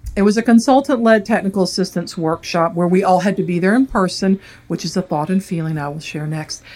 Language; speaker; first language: English; native; English